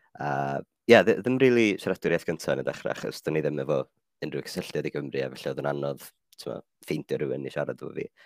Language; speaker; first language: Welsh; non-native, fluent; Finnish